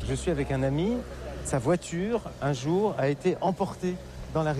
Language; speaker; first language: French; native; French